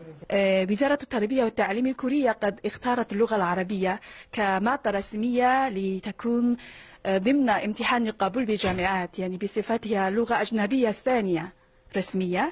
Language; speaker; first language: Arabic; non-native, fluent; Korean